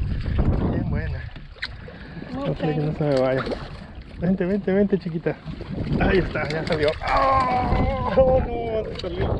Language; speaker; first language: Spanish; native; Spanish